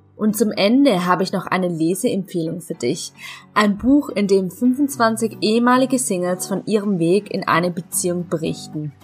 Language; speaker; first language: German; native; German